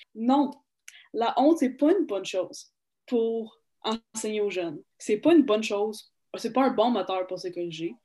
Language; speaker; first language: French; native; French